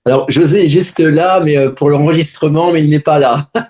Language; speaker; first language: French; native; French